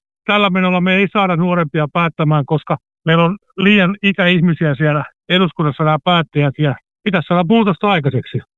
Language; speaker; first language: Finnish; native; Finnish